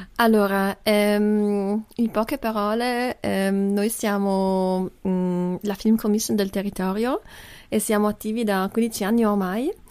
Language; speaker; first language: Italian; non-native, local second language; German